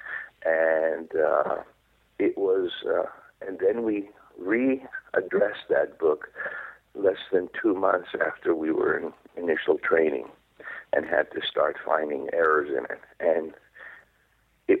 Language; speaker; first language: English; non-native, fluent; Hebrew